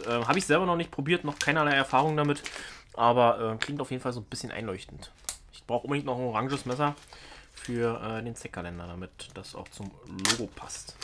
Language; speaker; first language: German; native; German